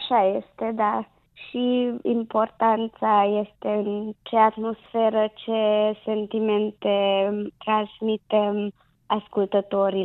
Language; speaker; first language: Romanian; non-native, local second language; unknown